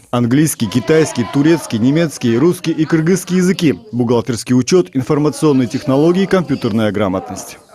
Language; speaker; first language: Russian; native; Russian